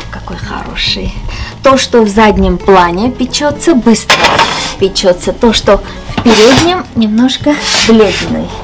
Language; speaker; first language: Russian; non-native, fluent; Armenian